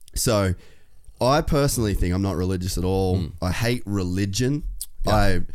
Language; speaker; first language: English; native; English